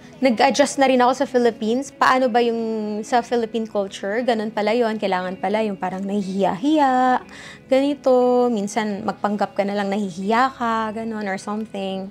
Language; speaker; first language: Filipino; early bilingual, heritage; Filipino